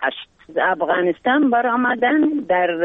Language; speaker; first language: Persian; non-native, fluent; Arabic